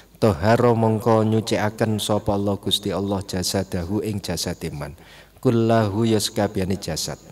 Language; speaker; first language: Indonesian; non-native, local second language; Javanese